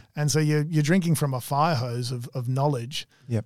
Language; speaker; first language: English; native; English